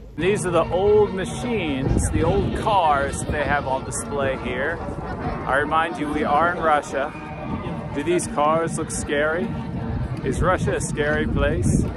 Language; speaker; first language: English; native; English